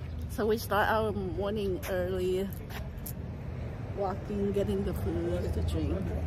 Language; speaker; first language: English; non-native, fluent; Vietnamese